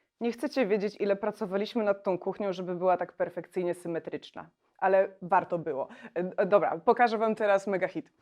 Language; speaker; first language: Polish; native; Polish